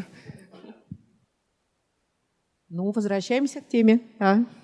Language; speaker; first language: Russian; native; Russian